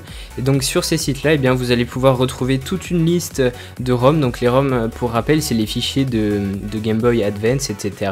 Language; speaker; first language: French; native; French